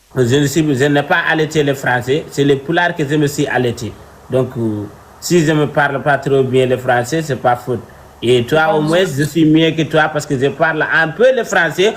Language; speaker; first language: French; non-native, local second language; Fula